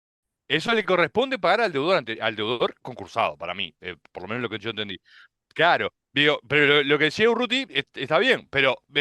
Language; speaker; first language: Spanish; native; Spanish